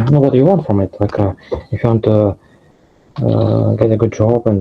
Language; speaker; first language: English; non-native, fluent; Russian